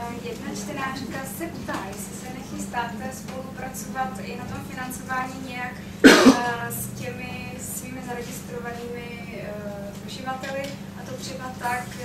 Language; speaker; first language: Czech; native; Czech